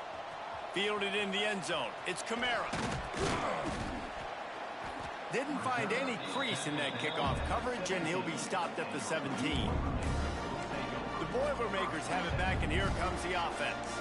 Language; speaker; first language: English; native; English